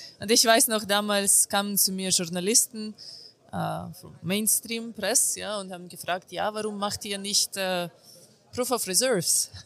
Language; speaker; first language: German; non-native, fluent; Ukrainian